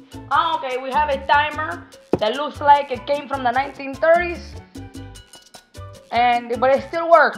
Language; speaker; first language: English; early bilingual, other home language; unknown